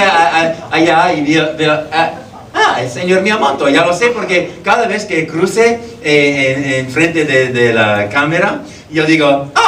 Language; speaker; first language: Spanish; non-native, fluent; English